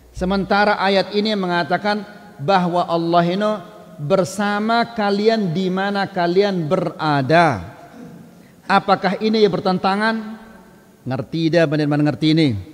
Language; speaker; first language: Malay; non-native, local second language; Sasak